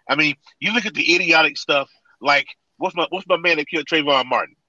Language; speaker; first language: English; native; English